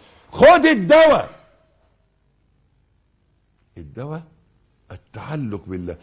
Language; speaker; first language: Arabic; native; Arabic